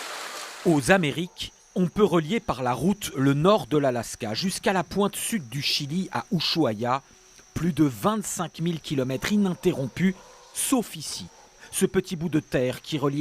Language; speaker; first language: French; native; French